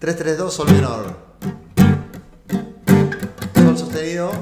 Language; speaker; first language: Spanish; native; Spanish